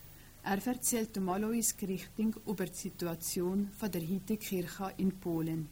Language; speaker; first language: German; native; German